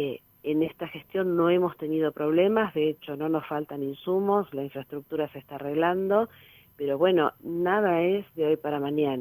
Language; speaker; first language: Spanish; native; Spanish